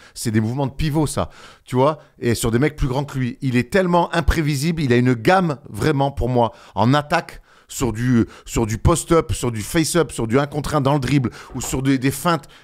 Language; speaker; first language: French; native; French